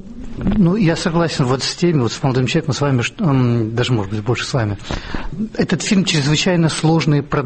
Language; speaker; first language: Russian; native; Russian